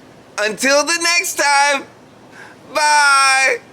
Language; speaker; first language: English; native; English